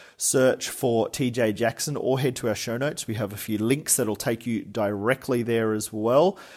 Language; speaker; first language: English; native; English